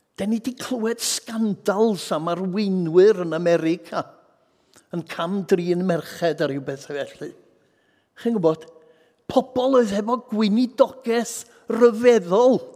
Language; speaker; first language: Welsh; native; Welsh